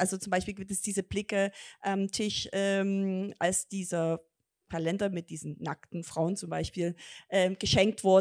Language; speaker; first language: German; native; German